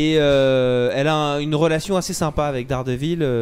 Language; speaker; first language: French; native; French